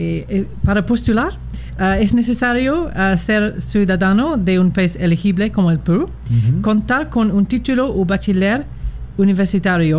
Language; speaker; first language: Spanish; non-native, fluent; English